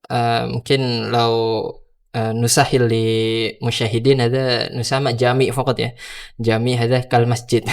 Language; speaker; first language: Arabic; non-native, learner; Indonesian